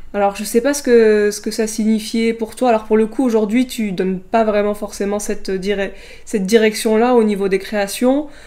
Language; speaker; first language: French; native; French